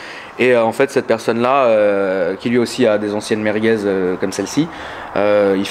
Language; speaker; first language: French; native; French